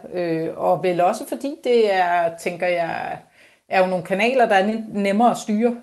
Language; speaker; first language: Danish; native; Danish